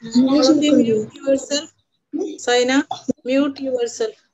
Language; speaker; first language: English; non-native, local second language; Malayalam